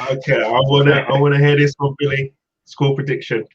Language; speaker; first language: English; native; English